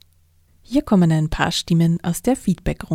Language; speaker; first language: German; native; German